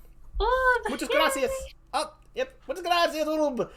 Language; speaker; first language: Spanish; non-native, learner; English